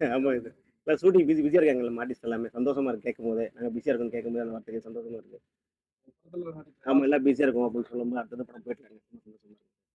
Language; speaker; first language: Tamil; native; Tamil